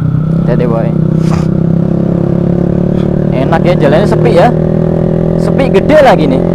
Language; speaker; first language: Indonesian; non-native, local second language; Javanese